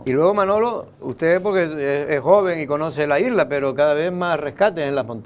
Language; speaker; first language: Spanish; native; Spanish